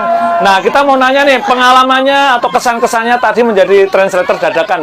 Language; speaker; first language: Indonesian; native; Indonesian